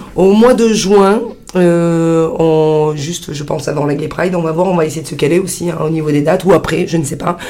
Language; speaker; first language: French; early bilingual, heritage; Italian